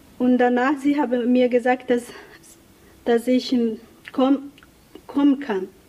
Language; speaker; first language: German; non-native, learner; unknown